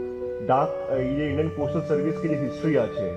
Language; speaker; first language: Bangla; non-native, local second language; Hindi